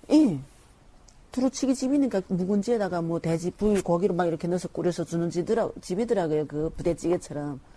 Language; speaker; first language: Korean; native; Korean